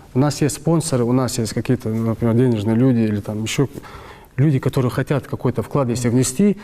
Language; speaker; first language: Russian; non-native, local second language; Ingush